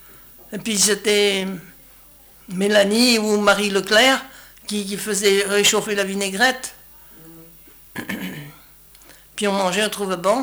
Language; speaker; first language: French; native; French